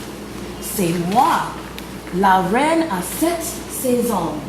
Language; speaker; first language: French; non-native, fluent; English